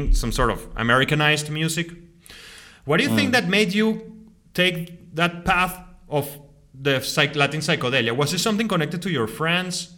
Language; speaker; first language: English; non-native, fluent; Spanish